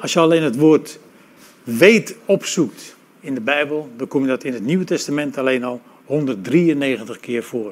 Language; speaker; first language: Dutch; native; Dutch